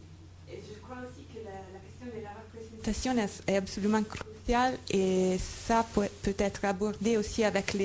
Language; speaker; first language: French; non-native, fluent; Italian